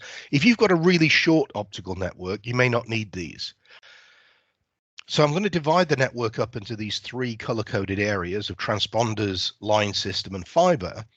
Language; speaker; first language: English; native; English